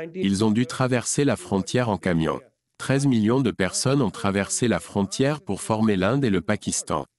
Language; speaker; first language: French; non-native, fluent; Punjabi